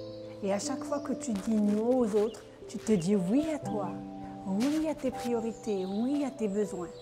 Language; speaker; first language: French; non-native, local second language; Arabic